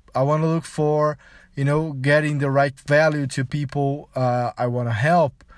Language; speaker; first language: English; non-native, fluent; Portuguese